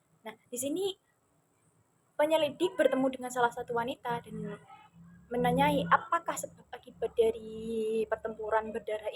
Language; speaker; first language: Indonesian; native; Indonesian